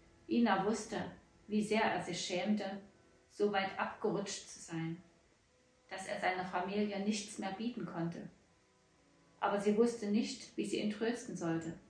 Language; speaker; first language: German; native; German